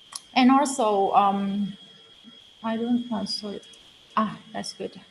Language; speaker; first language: English; non-native, fluent; Vietnamese